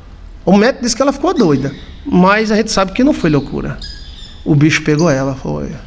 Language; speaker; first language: Portuguese; native; Portuguese